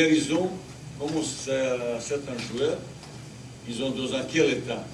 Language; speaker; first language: French; non-native, learner; Bosnian